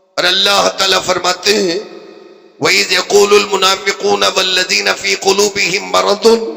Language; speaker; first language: Urdu; native; Urdu